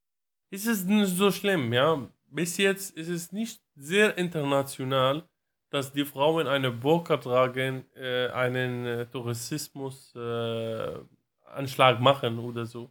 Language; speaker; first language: German; non-native, learner; Arabic